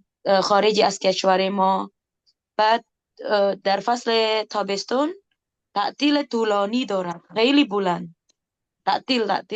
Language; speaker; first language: Persian; non-native, fluent; Indonesian